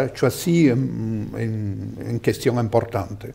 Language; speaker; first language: French; non-native, fluent; Spanish